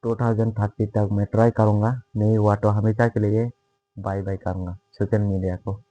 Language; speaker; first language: Hindi; non-native, local second language; Kok Borok